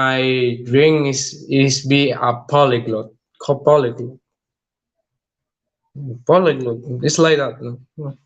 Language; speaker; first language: English; non-native, learner; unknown